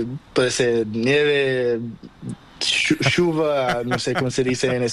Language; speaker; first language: Spanish; non-native, learner; Portuguese